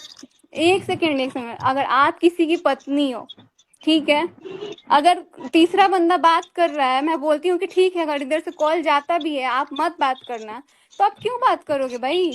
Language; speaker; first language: Hindi; native; Hindi